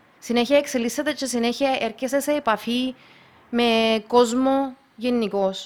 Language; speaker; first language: Greek; early bilingual, other home language; Russian